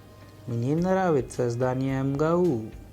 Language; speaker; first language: Russian; non-native, fluent; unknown